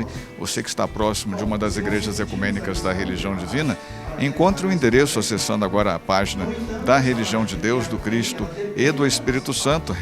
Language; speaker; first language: Portuguese; native; Portuguese